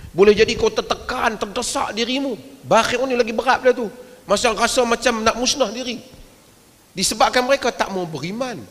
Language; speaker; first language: Malay; native; Malay